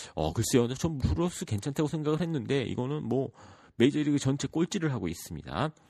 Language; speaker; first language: Korean; early bilingual, heritage; Korean